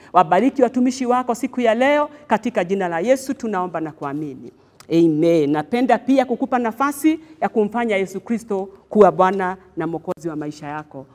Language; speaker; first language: Swahili; non-native, local second language; Kikuyu